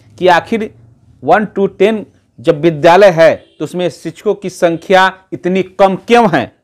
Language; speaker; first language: Hindi; native; Hindi